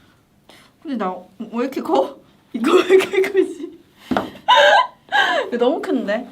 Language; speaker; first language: Korean; non-native, fluent; Chinese